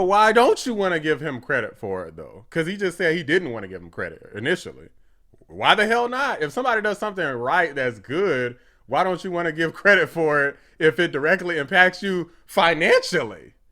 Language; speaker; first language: English; native; English